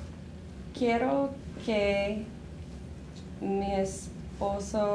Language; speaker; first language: Spanish; non-native, learner; English